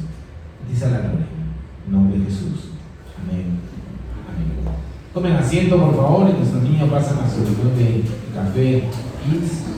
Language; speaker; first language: Spanish; native; Spanish